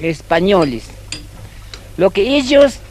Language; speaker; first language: Spanish; non-native, local second language; Quechua